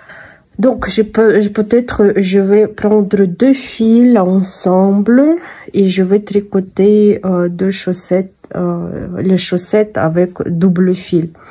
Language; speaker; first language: French; non-native, fluent; Russian